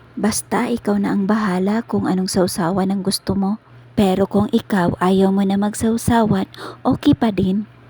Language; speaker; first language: Filipino; non-native, local second language; Cebuano